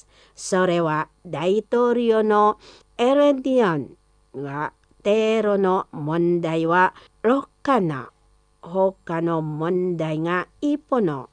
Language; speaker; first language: Japanese; non-native, fluent; Indonesian